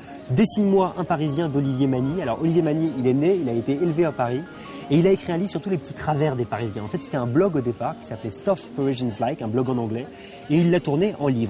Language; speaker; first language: French; native; French